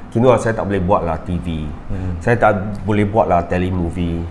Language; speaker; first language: Malay; non-native, local second language; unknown